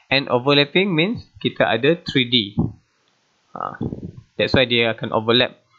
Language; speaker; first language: English; non-native, local second language; Malay